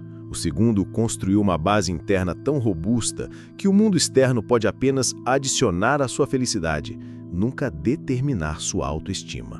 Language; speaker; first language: Portuguese; native; Portuguese